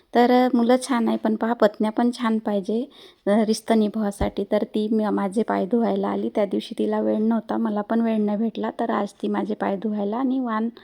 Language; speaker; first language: Marathi; non-native, local second language; Hindi